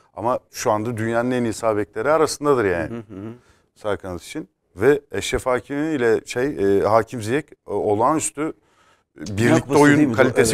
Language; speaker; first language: Turkish; native; Turkish